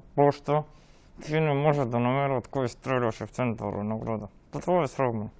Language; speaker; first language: Bulgarian; early bilingual, heritage; Macedonian